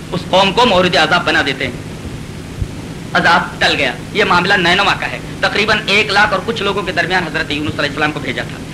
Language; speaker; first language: Urdu; native; Urdu